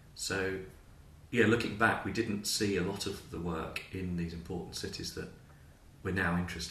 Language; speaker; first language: English; native; English